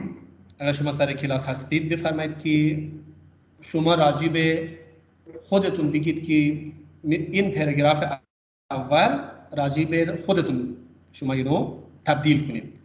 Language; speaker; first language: Persian; non-native, fluent; Urdu